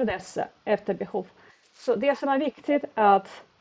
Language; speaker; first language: Swedish; non-native, fluent; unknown